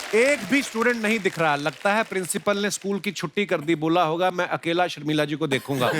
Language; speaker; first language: Hindi; non-native, local second language; Punjabi